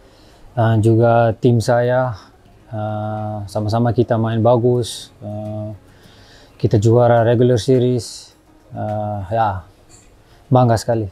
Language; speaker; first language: Indonesian; non-native, fluent; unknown